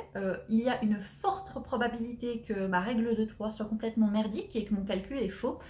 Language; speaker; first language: French; native; French